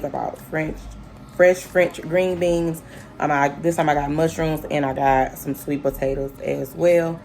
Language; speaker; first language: English; native; English